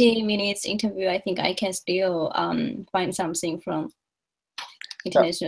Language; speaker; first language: English; non-native, learner; Chinese